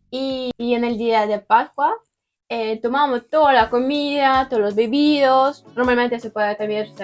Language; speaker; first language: Spanish; non-native, learner; Ukrainian